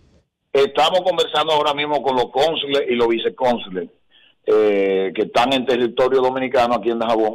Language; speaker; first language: Spanish; native; Spanish